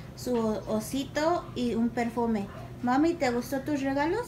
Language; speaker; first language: Spanish; early bilingual, heritage; Spanish